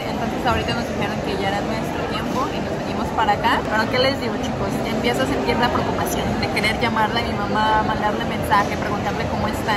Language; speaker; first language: Spanish; native; Spanish